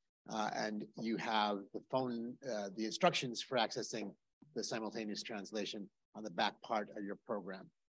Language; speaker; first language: English; early bilingual, other home language; Spanish